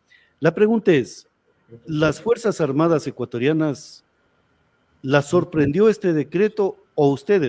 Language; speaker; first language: Spanish; native; Spanish